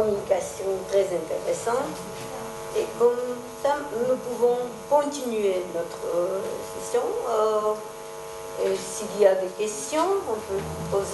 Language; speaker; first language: French; non-native, fluent; Georgian